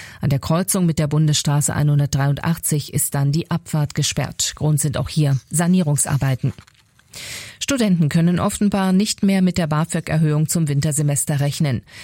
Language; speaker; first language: German; native; German